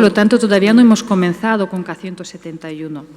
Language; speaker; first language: Spanish; native; Spanish